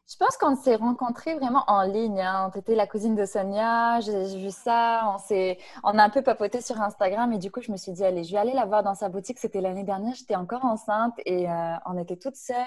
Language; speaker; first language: French; non-native, local second language; Arabic